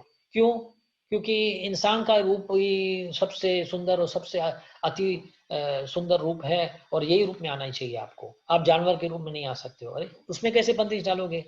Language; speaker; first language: Hindi; native; Hindi